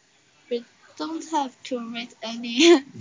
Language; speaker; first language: English; non-native, learner; Chinese